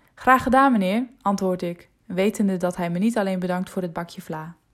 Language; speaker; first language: Dutch; non-native, local second language; Western Frisian